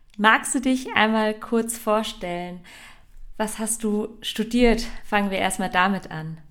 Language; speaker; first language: German; native; German